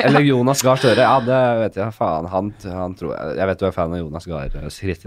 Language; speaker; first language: Norwegian; native; Norwegian